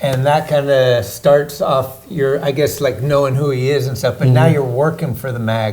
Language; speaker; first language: English; native; English